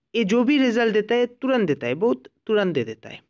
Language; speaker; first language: Hindi; non-native, local second language; Bangla